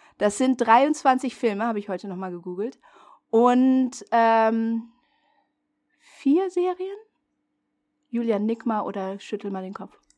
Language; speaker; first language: German; non-native, fluent; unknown